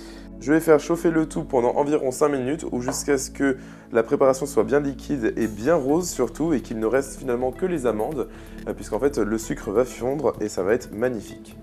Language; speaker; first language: French; native; French